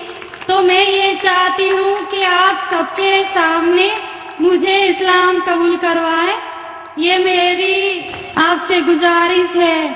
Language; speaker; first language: Hindi; non-native, local second language; Marathi